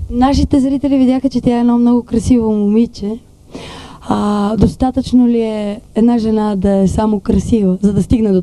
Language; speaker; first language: Bulgarian; native; Bulgarian